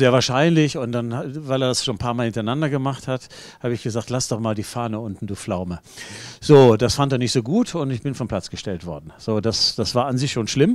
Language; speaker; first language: German; native; German